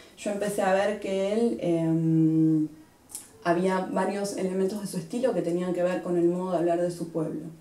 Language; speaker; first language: Spanish; native; Spanish